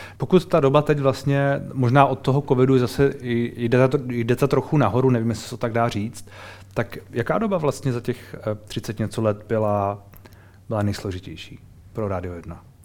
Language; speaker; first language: Czech; native; Czech